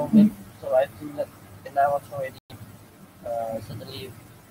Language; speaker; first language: English; non-native, learner; Vietnamese